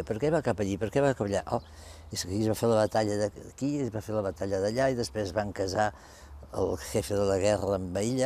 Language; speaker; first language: Catalan; native; Catalan